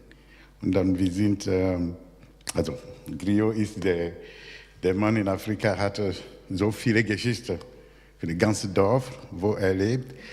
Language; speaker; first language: German; non-native, learner; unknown